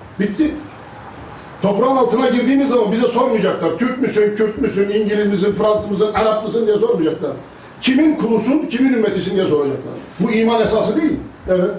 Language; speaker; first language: Turkish; native; Turkish